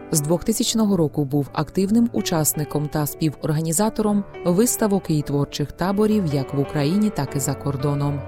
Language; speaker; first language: Ukrainian; non-native, local second language; Hungarian